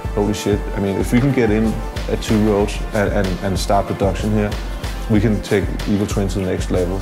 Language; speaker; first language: English; non-native, fluent; Danish